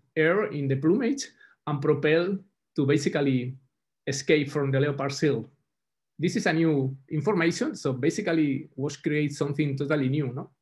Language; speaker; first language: English; non-native, fluent; Spanish